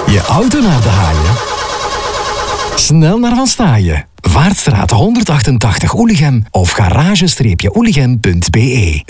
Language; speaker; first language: Dutch; native; Dutch